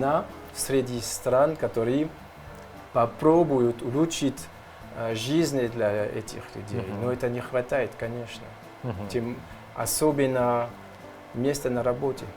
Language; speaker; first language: Russian; non-native, learner; French